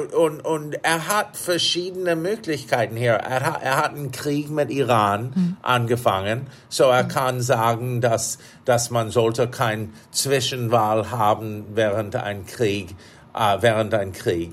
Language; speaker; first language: German; non-native, fluent; English